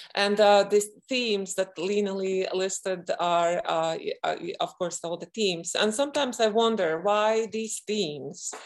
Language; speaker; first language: English; non-native, fluent; Latvian